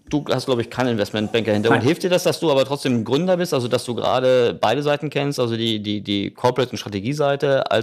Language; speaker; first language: German; native; German